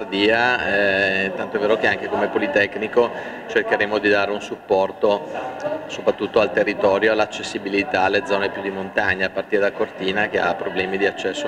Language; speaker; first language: Italian; native; Italian